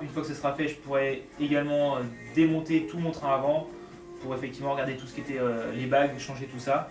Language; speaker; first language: French; native; French